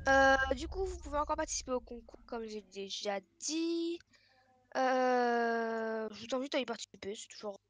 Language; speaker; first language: French; native; French